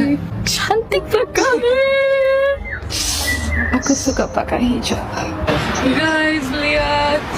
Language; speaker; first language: Indonesian; non-native, learner; Persian